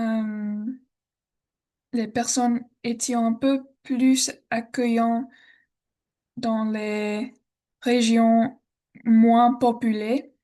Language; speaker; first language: French; non-native, learner; English